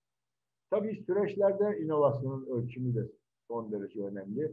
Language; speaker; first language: Turkish; native; Turkish